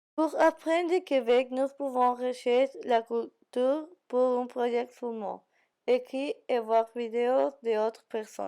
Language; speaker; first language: French; non-native, learner; Spanish